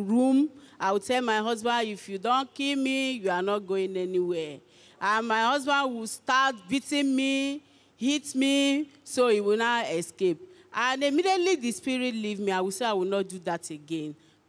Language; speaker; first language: English; non-native, local second language; Igbo